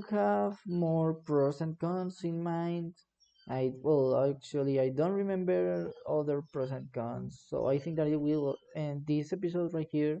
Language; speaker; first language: English; non-native, learner; Spanish